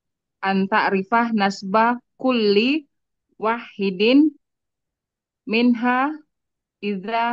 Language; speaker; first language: Arabic; non-native, learner; Indonesian